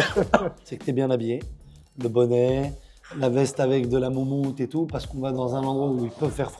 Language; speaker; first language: French; native; French